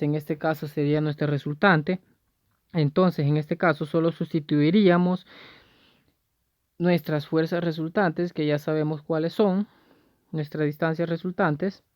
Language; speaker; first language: Spanish; native; Spanish